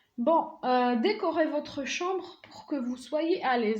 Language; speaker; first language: French; non-native, local second language; Arabic